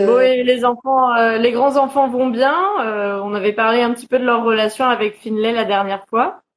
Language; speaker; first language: French; native; French